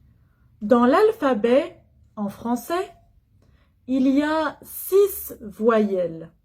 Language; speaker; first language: French; non-native, fluent; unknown